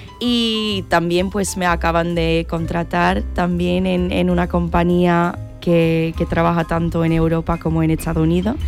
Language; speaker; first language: Spanish; non-native, fluent; English